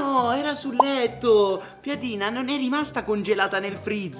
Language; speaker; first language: Italian; native; Italian